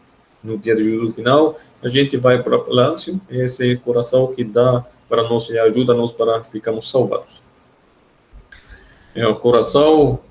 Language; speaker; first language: Portuguese; non-native, learner; Arabic